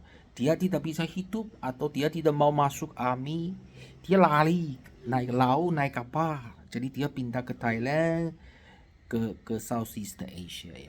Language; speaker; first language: Indonesian; non-native, fluent; Chinese